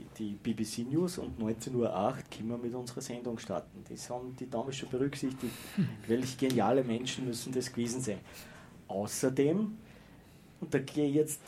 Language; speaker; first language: German; native; German